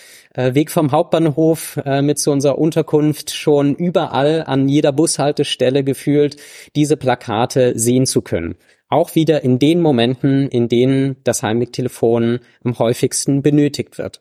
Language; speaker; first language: German; native; German